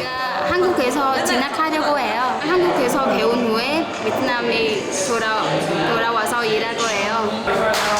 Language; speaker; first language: Korean; non-native, learner; Vietnamese